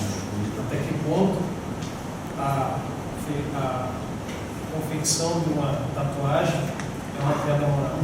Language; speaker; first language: Portuguese; native; Portuguese